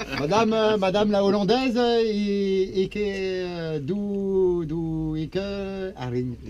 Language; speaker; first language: Dutch; non-native, learner; French